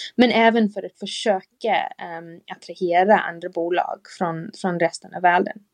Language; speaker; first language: Swedish; non-native, fluent; English